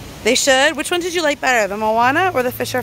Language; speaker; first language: English; native; English